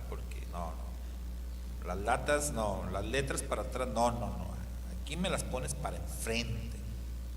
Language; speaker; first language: Spanish; native; Spanish